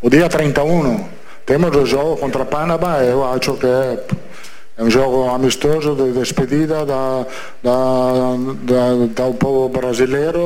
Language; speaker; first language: Portuguese; non-native, fluent; Italian